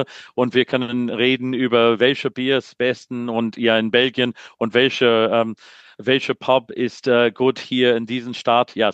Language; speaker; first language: German; non-native, learner; English